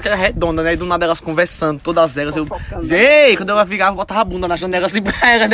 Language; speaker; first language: Portuguese; native; Portuguese